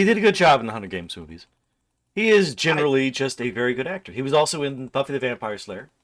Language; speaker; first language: English; native; English